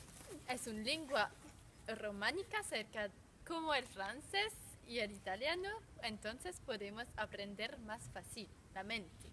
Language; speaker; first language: Spanish; non-native, learner; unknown